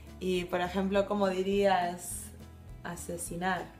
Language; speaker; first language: Spanish; non-native, fluent; English